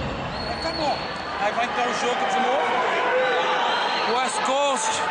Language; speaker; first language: Portuguese; native; Portuguese